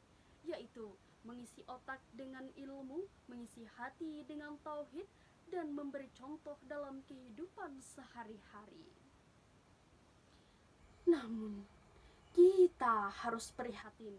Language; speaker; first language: Indonesian; native; Indonesian